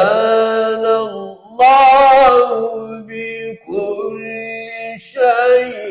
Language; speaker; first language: Arabic; native; Arabic